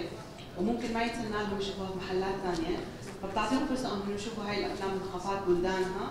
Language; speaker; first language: Arabic; native; Arabic